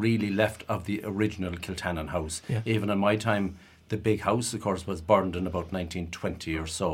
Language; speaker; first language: English; native; English